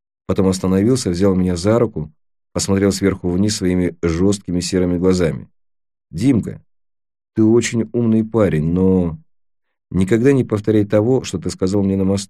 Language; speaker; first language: Russian; native; Russian